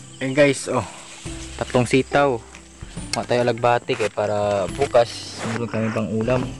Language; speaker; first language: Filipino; non-native, local second language; Cebuano